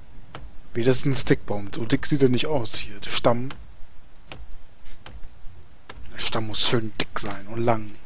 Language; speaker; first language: German; native; German